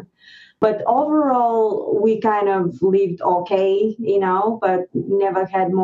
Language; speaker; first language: English; non-native, fluent; Bulgarian